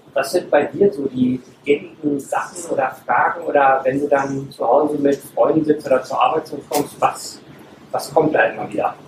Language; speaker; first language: German; native; German